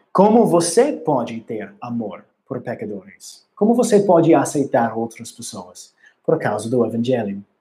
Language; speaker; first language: Portuguese; non-native, learner; English